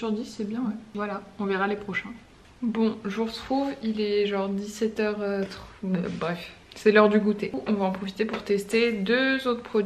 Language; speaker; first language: French; native; French